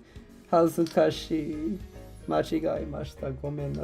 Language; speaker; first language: Japanese; non-native, learner; English